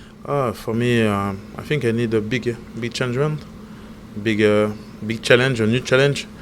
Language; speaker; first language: English; non-native, learner; French